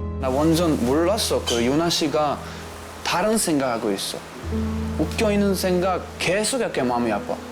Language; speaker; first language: Korean; non-native, learner; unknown